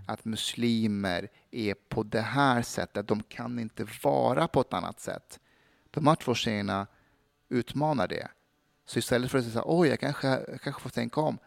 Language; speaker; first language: Swedish; early bilingual, other home language; Persian